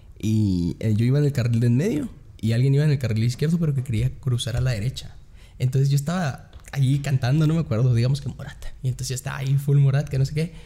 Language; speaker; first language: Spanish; native; Spanish